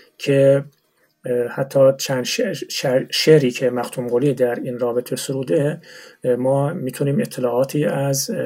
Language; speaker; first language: Persian; non-native, local second language; Turkmen